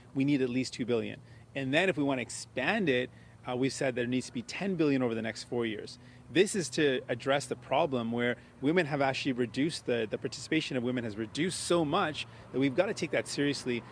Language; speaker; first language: English; early bilingual, other home language; Punjabi